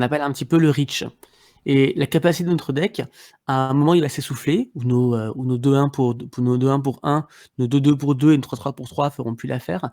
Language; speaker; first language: French; native; French